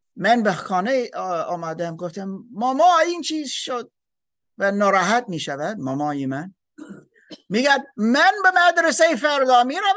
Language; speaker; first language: Persian; non-native, learner; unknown